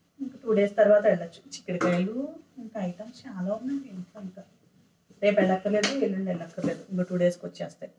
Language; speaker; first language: Telugu; native; Telugu